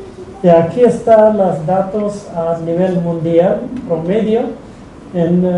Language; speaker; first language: Spanish; non-native, fluent; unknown